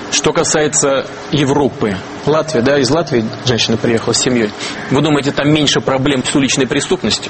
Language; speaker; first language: Russian; native; Russian